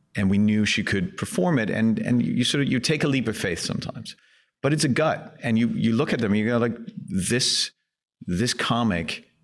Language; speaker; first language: English; non-native, fluent; Danish